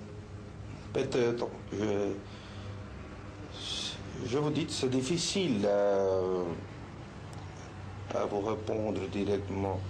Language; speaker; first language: French; non-native, learner; Spanish